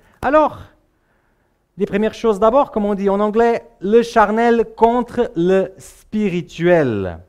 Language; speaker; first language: French; native; French